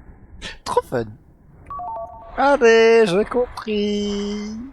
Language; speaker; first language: French; native; French